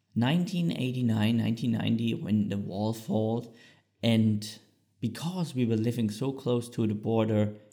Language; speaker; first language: English; non-native, fluent; German